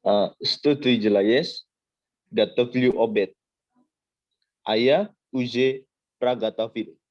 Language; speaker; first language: Russian; non-native, learner; Indonesian